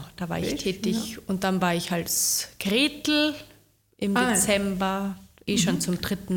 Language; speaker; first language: German; native; German